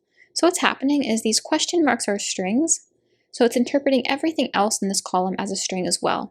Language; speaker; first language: English; native; English